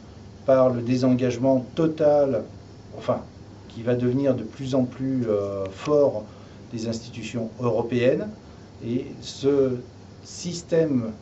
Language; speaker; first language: French; native; French